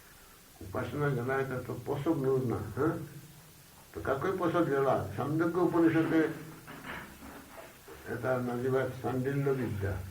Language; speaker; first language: Russian; non-native, learner; Bangla